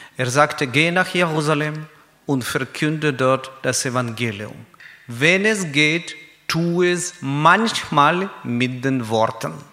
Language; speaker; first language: German; non-native, fluent; Russian